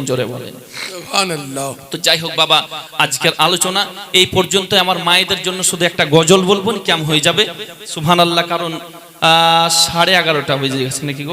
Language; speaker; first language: Bangla; native; Bangla